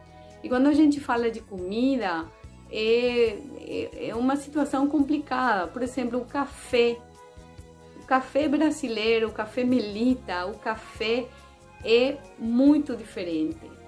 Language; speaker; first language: Portuguese; non-native, fluent; Spanish